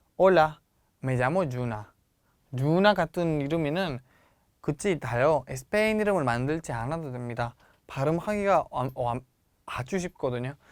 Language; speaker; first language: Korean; non-native, fluent; Spanish